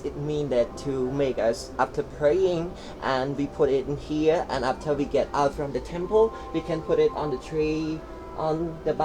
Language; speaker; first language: English; non-native, learner; Chinese